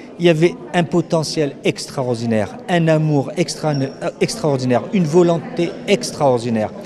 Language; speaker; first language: French; native; French